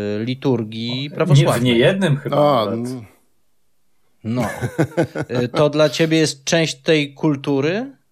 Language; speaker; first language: Polish; native; Polish